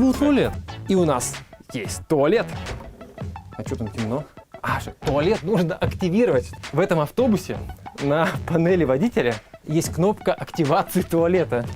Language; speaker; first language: Russian; native; Russian